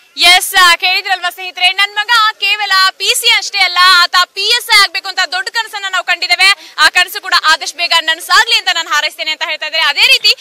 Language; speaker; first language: Kannada; native; Kannada